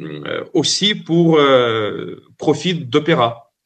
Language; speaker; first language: French; non-native, fluent; Russian